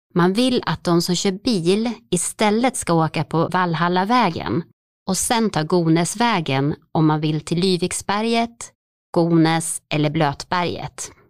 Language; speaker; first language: Swedish; native; Swedish